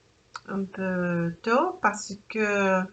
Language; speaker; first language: French; non-native, learner; English